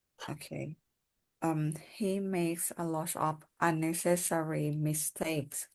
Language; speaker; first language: English; non-native, learner; Thai